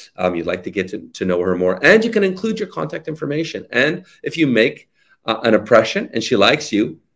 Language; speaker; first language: English; native; English